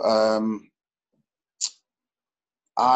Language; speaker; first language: English; native; English